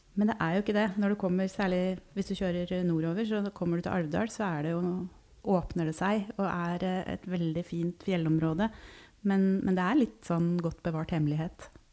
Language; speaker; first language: Norwegian; native; Norwegian